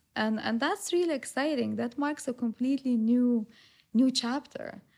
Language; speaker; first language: English; non-native, fluent; Lithuanian